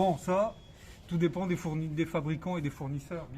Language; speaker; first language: French; native; French